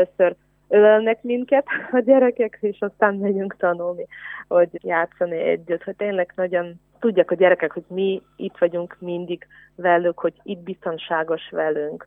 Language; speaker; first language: Hungarian; non-native, fluent; Ukrainian